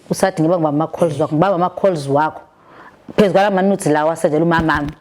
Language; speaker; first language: Zulu; native; Zulu